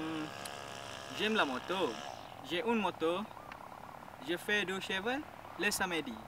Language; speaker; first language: French; non-native, learner; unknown